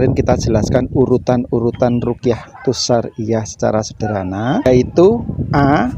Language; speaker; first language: Indonesian; native; Indonesian